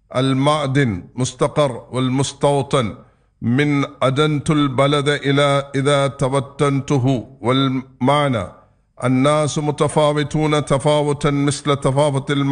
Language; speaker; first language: Arabic; non-native, fluent; Tamil